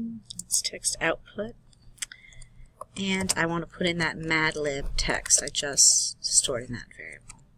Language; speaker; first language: English; native; English